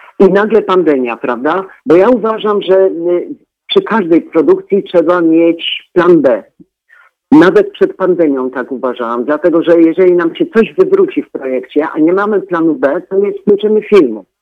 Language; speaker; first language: Polish; native; Polish